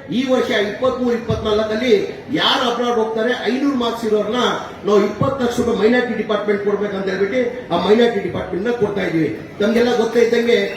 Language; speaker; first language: Kannada; non-native, local second language; Urdu